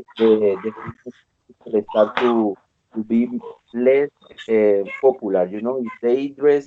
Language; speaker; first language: English; non-native, learner; Spanish